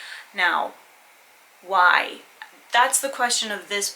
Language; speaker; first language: English; native; English